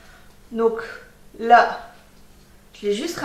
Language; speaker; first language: French; native; French